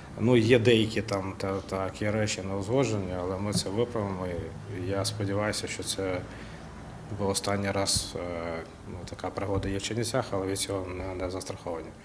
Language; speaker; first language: Ukrainian; non-native, local second language; Russian